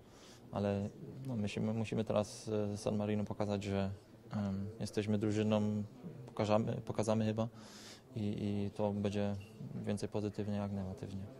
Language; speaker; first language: Polish; early bilingual, heritage; Polish